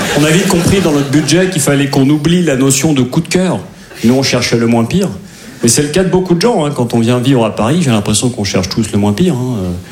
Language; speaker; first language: French; native; French